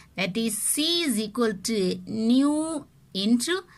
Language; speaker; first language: English; non-native, local second language; Tamil